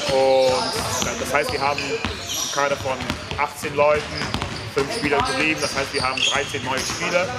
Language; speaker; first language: German; non-native, fluent; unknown